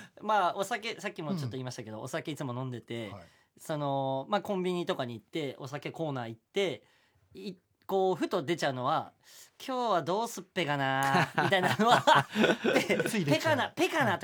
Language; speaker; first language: Japanese; native; Japanese